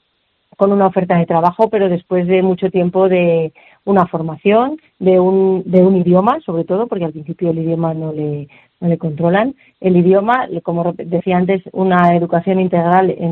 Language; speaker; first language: Spanish; native; Spanish